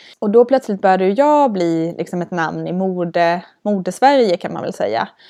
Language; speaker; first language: Swedish; native; Swedish